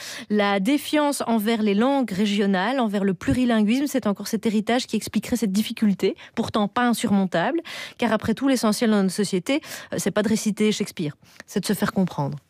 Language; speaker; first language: French; native; French